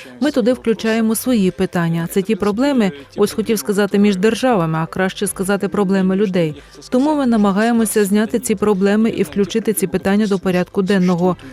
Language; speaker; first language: Ukrainian; native; Ukrainian